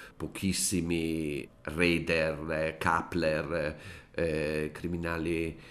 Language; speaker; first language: Italian; native; Italian